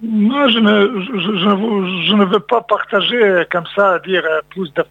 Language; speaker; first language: French; non-native, fluent; Serbian